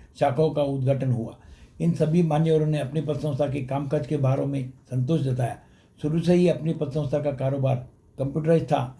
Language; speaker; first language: Hindi; non-native, local second language; Sindhi